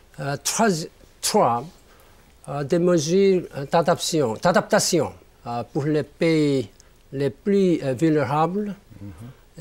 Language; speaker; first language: French; non-native, learner; Korean